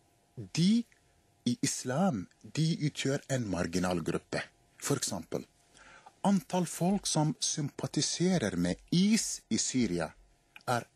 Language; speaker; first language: Norwegian; non-native, fluent; Arabic